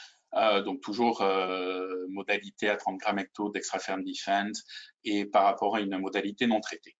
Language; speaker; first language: French; native; French